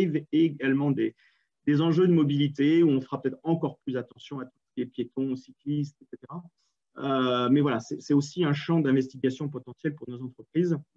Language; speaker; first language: French; native; French